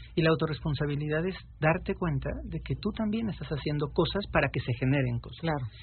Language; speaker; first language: Spanish; native; Spanish